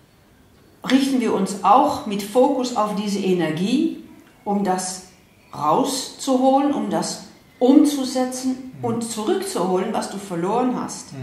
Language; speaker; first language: German; non-native, fluent; Dutch